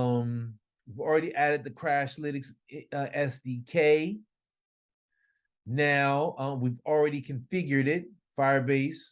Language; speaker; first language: English; native; English